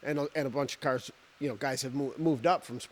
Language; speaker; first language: English; native; English